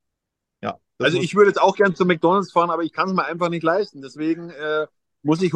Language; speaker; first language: German; native; German